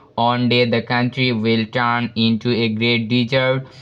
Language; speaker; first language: English; non-native, local second language; Bangla